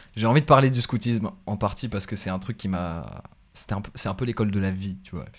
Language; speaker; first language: French; native; French